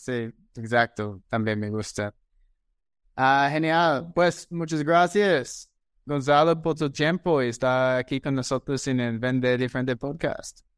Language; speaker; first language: Spanish; non-native, fluent; English